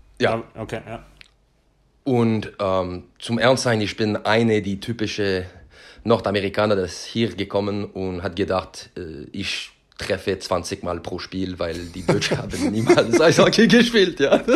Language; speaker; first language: German; non-native, learner; French